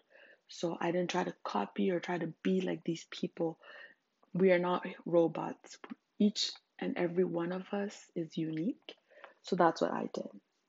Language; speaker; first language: English; non-native, local second language; Shona